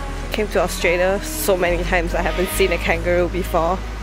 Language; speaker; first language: English; non-native, local second language; Chinese